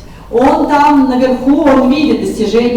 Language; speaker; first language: Russian; native; Russian